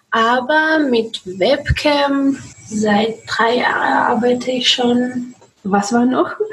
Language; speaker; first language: German; non-native, learner; Russian